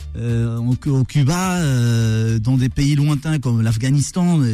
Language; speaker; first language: French; non-native, local second language; Arabic